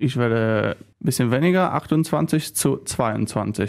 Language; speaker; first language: German; non-native, learner; Polish